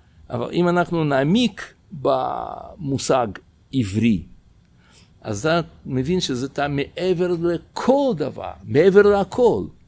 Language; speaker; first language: Hebrew; non-native, fluent; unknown